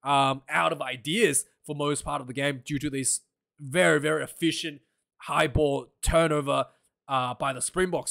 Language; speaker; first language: English; non-native, local second language; Afrikaans